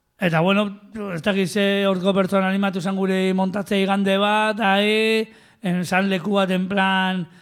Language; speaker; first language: Basque; native; Basque